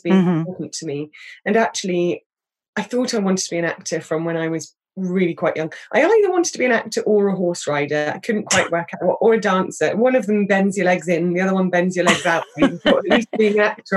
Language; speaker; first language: English; native; English